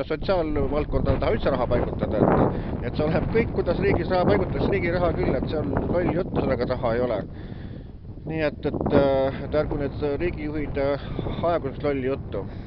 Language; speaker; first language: Estonian; native; Estonian